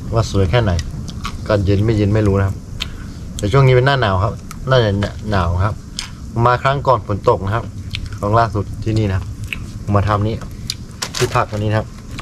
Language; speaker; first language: Thai; native; Thai